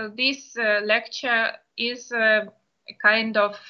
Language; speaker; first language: English; non-native, fluent; Lithuanian